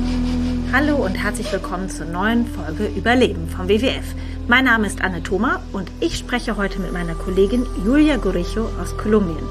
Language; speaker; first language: German; native; German